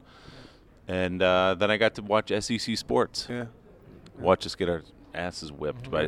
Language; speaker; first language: English; native; English